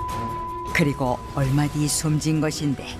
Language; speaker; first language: Korean; native; Korean